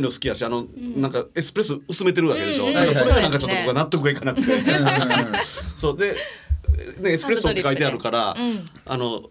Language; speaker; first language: Japanese; native; Japanese